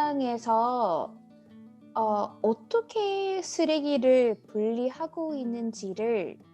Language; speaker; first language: Korean; non-native, fluent; English